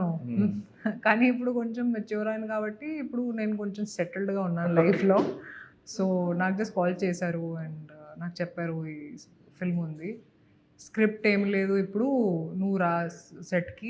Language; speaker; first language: Telugu; non-native, local second language; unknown